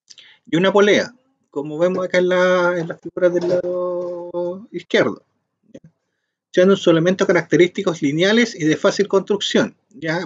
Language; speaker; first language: Spanish; native; Spanish